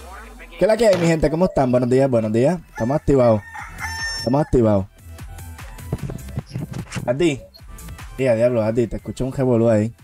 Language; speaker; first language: Spanish; native; Spanish